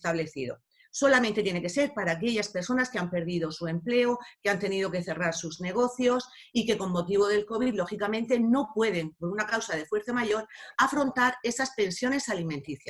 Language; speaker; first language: Spanish; native; Spanish